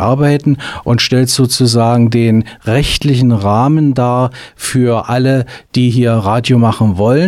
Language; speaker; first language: German; native; German